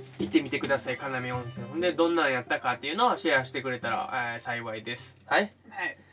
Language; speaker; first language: Japanese; native; Japanese